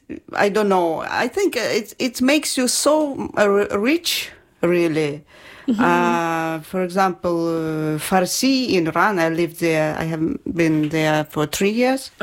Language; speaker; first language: English; non-native, learner; Ukrainian